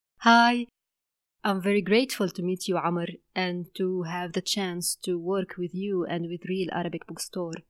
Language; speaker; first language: English; non-native, fluent; Arabic